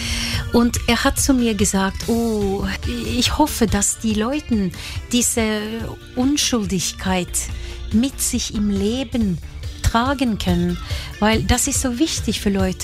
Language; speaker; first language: German; non-native, fluent; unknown